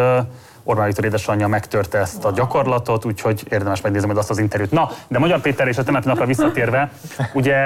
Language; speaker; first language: Hungarian; native; Hungarian